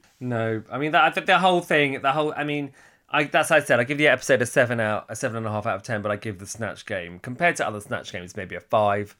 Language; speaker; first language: English; native; English